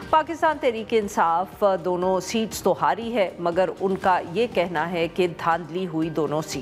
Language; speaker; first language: Urdu; native; Urdu